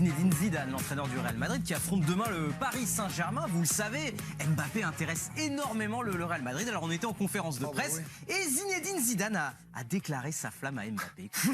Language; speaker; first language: French; native; French